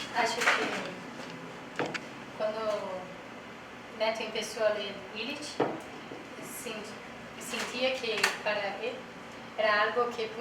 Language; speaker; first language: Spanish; non-native, learner; Portuguese